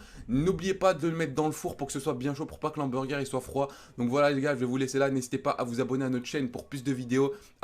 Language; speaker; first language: French; native; French